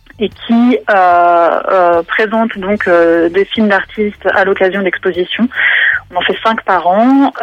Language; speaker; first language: French; native; French